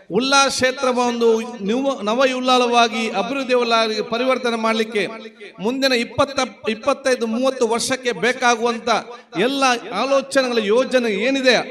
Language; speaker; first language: Kannada; non-native, local second language; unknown